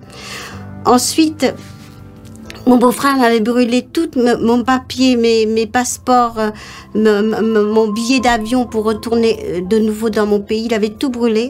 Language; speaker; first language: French; non-native, local second language; Morisyen